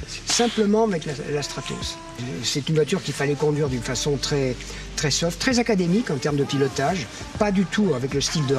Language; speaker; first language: French; native; French